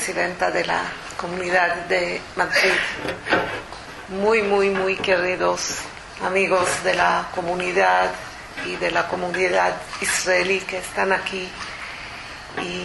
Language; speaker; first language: Spanish; non-native, fluent; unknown